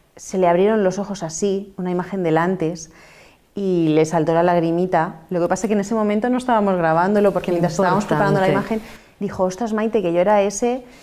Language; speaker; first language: Spanish; non-native, local second language; Catalan